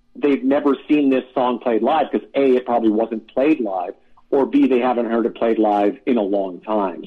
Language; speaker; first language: English; native; English